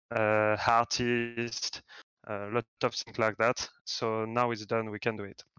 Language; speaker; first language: English; non-native, fluent; French